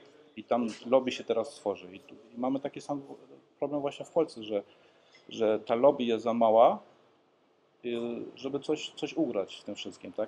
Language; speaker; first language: Polish; early bilingual, heritage; Polish